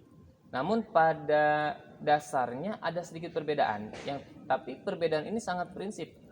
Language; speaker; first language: Indonesian; native; Indonesian